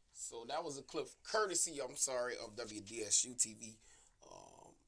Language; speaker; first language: English; native; English